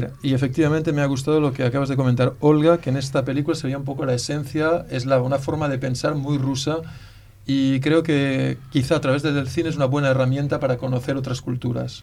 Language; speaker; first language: Spanish; native; Spanish